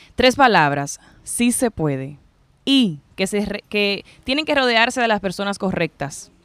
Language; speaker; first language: Spanish; native; Spanish